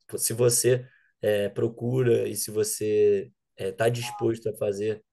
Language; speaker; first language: Portuguese; native; Portuguese